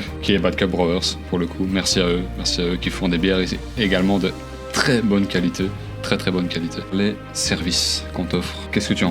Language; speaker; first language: French; native; French